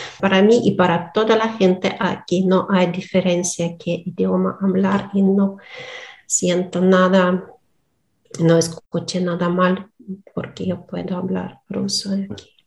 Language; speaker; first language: Spanish; non-native, learner; Russian